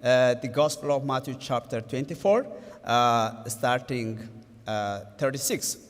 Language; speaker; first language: English; non-native, local second language; Amharic